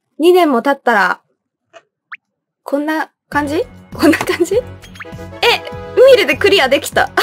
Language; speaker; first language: Japanese; native; Japanese